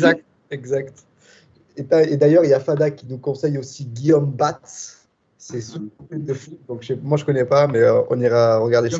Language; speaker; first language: French; native; French